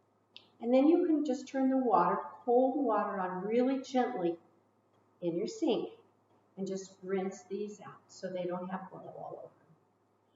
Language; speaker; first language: English; native; English